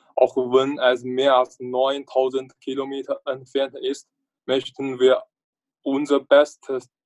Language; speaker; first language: German; non-native, learner; Chinese